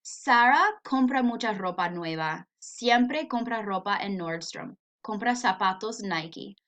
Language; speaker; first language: Spanish; non-native, fluent; English